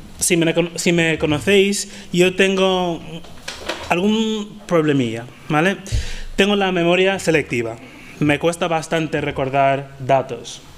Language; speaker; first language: Spanish; non-native, fluent; English